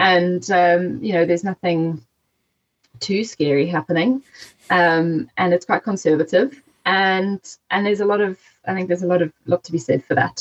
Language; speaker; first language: English; native; English